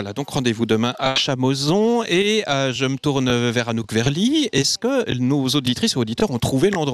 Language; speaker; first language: French; native; French